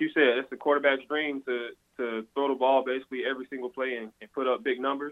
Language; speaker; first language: English; native; English